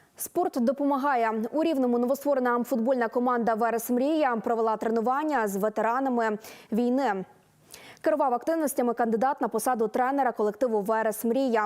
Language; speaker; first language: Ukrainian; native; Ukrainian